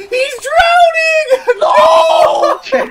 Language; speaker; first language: English; native; English